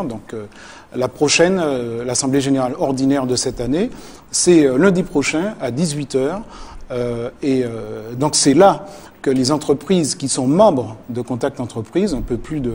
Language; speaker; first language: French; native; French